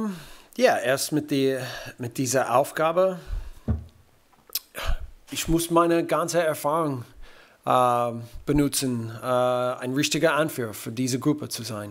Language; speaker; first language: German; non-native, fluent; English